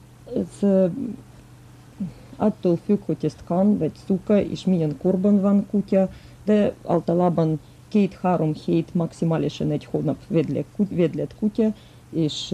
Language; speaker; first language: Hungarian; non-native, fluent; Russian